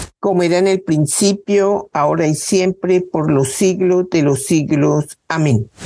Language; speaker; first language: Spanish; native; Spanish